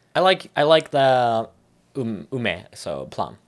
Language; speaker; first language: English; non-native, learner; Japanese